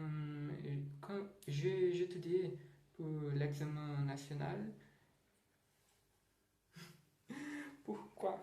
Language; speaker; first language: French; non-native, learner; Portuguese